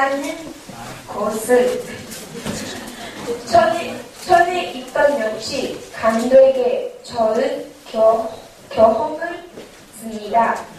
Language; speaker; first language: Korean; non-native, learner; English